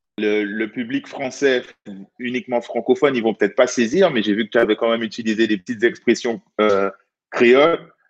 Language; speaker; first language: French; native; French